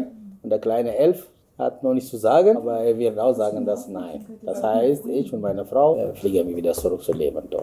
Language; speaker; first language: German; non-native, learner; Amharic